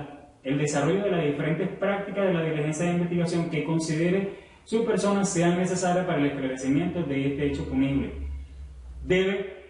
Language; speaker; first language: Spanish; native; Spanish